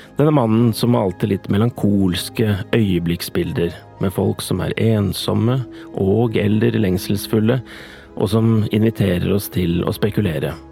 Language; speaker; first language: Norwegian; native; Norwegian